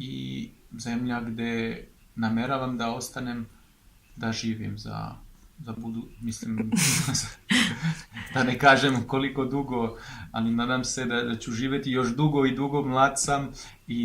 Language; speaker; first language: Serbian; non-native, fluent; French